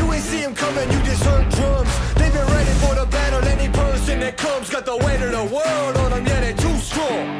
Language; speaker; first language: English; native; English